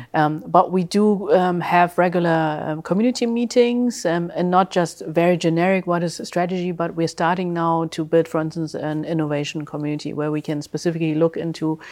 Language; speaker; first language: English; early bilingual, other home language; German